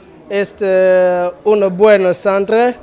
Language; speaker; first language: Spanish; non-native, learner; Lingala